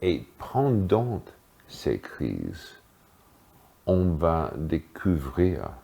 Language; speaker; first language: French; non-native, fluent; English